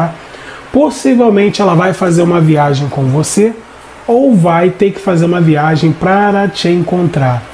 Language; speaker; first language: Portuguese; native; Portuguese